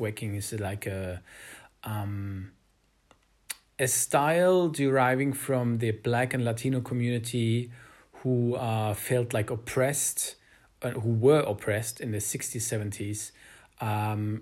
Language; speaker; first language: English; non-native, fluent; German